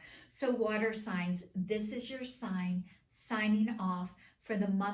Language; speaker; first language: English; native; English